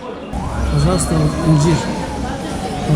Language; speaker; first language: Russian; non-native, local second language; Uzbek